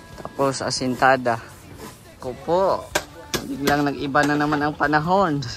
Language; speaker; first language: Filipino; non-native, local second language; Cebuano